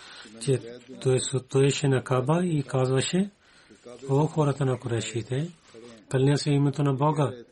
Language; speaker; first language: Bulgarian; non-native, learner; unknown